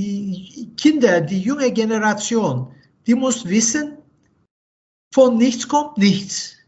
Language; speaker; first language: German; non-native, fluent; Turkish